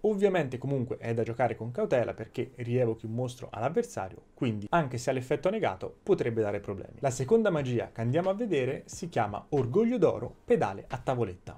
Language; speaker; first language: Italian; native; Italian